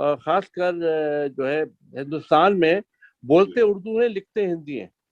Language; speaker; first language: Urdu; non-native, fluent; Arabic